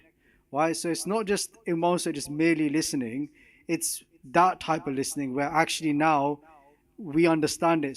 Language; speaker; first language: English; non-native, local second language; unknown